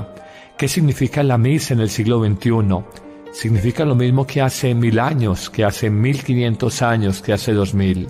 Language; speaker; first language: Spanish; native; Spanish